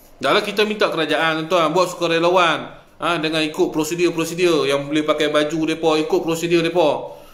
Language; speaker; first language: Malay; native; Malay